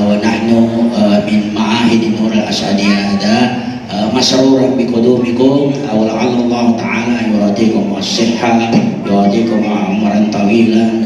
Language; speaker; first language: Arabic; non-native, learner; Indonesian